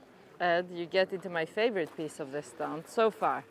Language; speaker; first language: English; non-native, fluent; French